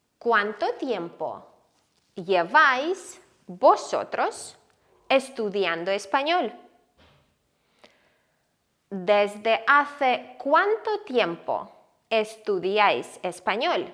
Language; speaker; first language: Spanish; non-native, fluent; Ukrainian